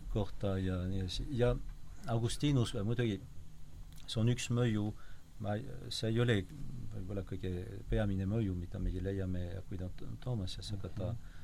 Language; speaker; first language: Estonian; non-native, fluent; French